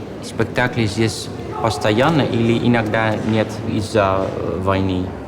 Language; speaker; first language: Russian; non-native, fluent; Dutch